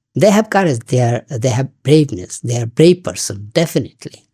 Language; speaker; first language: English; non-native, local second language; Bangla